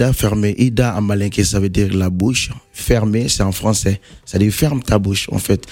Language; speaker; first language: French; non-native, local second language; Mandingo